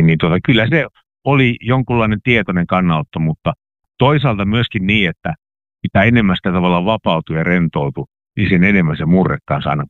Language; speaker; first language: Finnish; native; Finnish